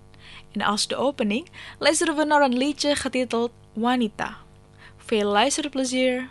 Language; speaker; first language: Dutch; non-native, fluent; Indonesian